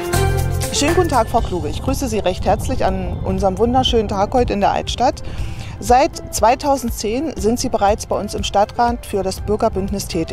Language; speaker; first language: German; native; German